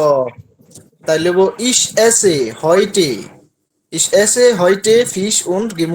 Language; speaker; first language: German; non-native, learner; Bangla